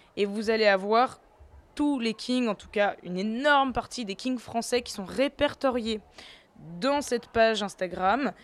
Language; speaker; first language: French; native; French